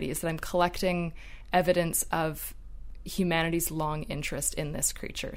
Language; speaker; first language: English; native; English